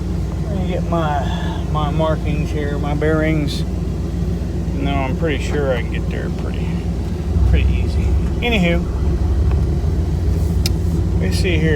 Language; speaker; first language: English; native; English